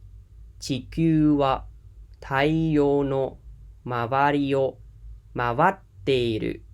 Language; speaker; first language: Japanese; non-native, fluent; Khmer